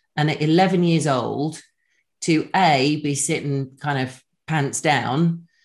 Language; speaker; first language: English; native; English